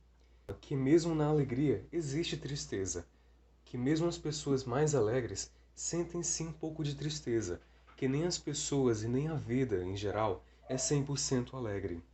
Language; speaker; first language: Portuguese; native; Portuguese